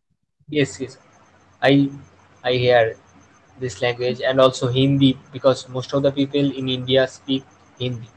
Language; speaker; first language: English; non-native, local second language; Bangla